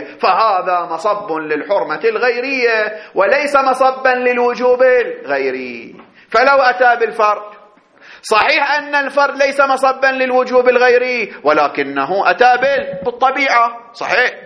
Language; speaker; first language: Arabic; native; Arabic